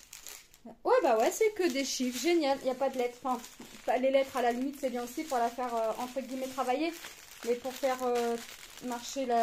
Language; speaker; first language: French; native; French